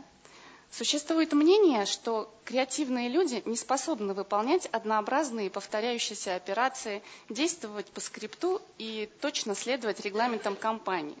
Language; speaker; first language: Russian; native; Russian